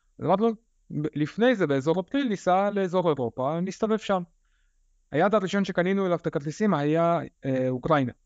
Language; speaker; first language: Hebrew; early bilingual, other home language; Russian